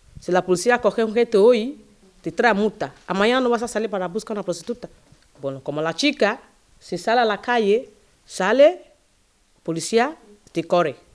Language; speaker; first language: Spanish; non-native, learner; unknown